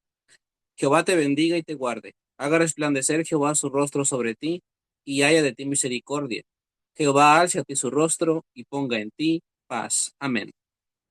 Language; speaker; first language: Spanish; native; Spanish